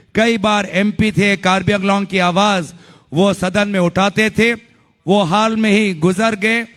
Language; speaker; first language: Hindi; non-native, local second language; Assamese